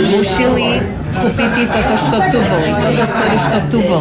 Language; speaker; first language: Slovak; early bilingual, heritage; English